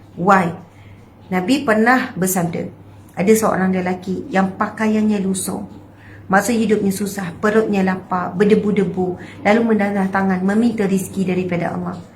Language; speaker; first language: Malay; native; Malay